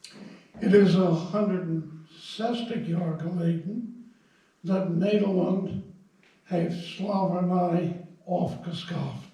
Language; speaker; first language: Dutch; non-native, fluent; English